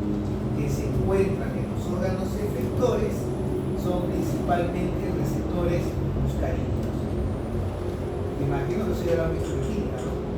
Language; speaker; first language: Spanish; native; Spanish